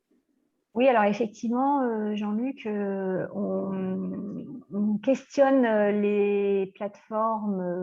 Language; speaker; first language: French; native; French